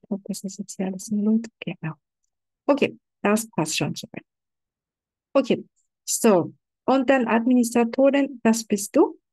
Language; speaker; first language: German; non-native, fluent; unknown